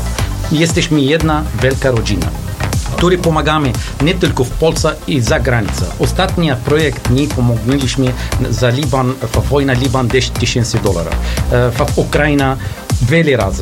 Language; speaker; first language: Polish; non-native, learner; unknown